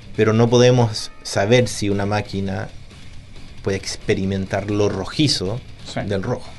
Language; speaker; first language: Spanish; native; Spanish